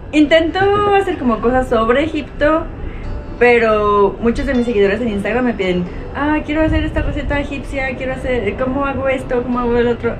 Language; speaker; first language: Spanish; native; Spanish